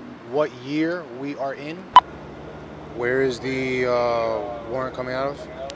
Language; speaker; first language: English; early bilingual, other home language; Spanish